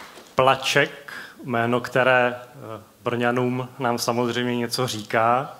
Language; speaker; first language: Czech; native; Czech